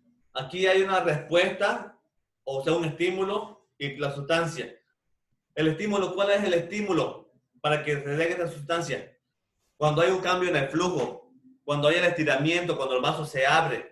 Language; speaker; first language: Spanish; native; Spanish